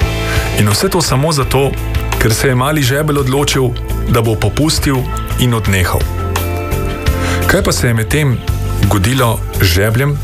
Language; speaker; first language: Slovenian; native; Slovenian